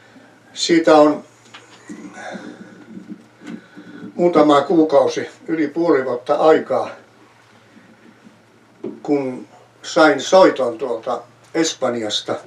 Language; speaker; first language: Finnish; native; Finnish